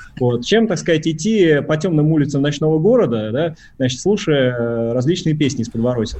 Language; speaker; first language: Russian; native; Russian